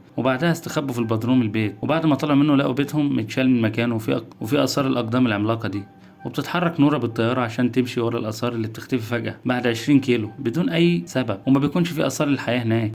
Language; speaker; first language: Arabic; native; Arabic